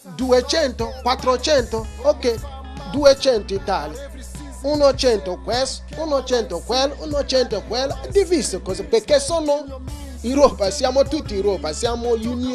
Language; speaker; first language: Italian; non-native, learner; Igbo